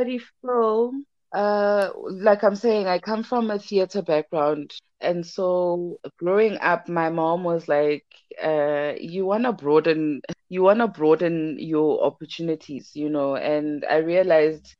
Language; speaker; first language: English; non-native, local second language; Zulu